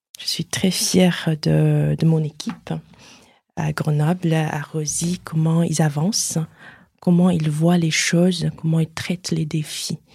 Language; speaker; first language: French; non-native, fluent; Chinese